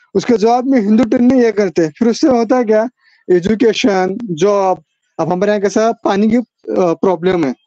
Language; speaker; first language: Hindi; non-native, local second language; Marathi